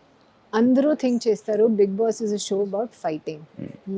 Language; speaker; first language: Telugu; non-native, learner; Hindi